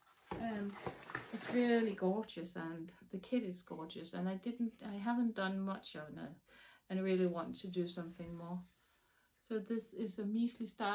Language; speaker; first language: English; non-native, fluent; Danish